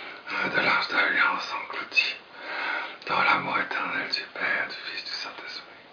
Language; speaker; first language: French; native; French